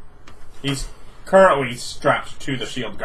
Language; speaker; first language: English; native; English